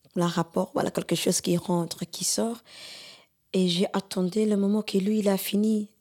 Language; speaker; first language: French; early bilingual, other home language; Somali